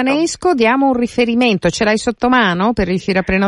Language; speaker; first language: Italian; native; Italian